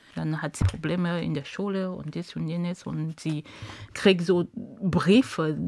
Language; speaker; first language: German; non-native, fluent; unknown